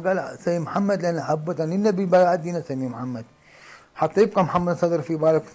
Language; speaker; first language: Arabic; native; Arabic